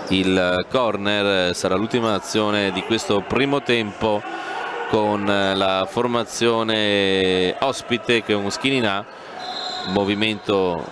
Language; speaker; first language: Italian; native; Italian